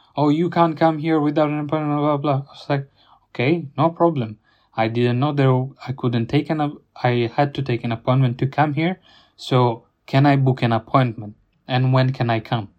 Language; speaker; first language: English; non-native, fluent; Italian